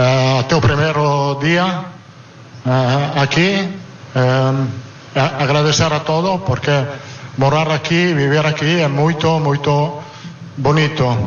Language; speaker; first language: Portuguese; non-native, fluent; Italian